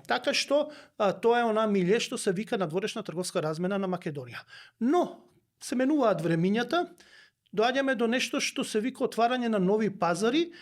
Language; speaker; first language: Macedonian; native; Macedonian